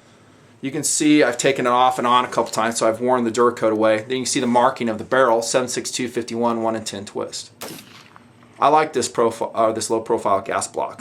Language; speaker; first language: English; native; English